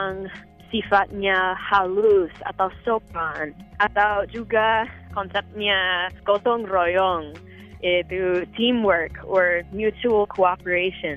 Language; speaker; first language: Indonesian; non-native, fluent; English